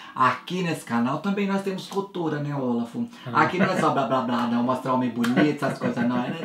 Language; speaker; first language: Portuguese; native; Portuguese